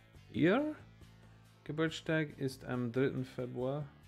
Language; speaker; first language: German; non-native, learner; English